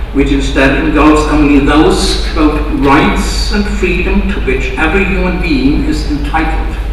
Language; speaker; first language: English; non-native, fluent; German